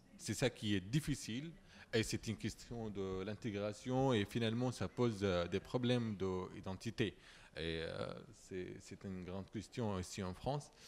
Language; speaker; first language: French; non-native, fluent; Arabic